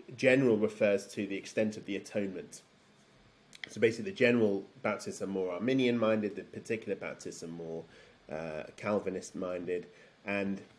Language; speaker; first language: English; native; English